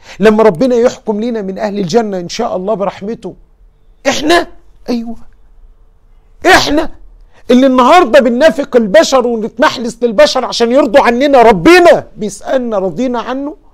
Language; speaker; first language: Arabic; native; Arabic